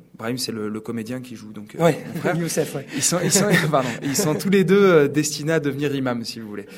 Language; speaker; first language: French; native; French